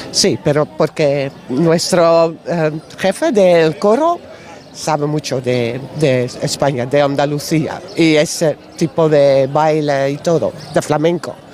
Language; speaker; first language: Spanish; non-native, learner; Dutch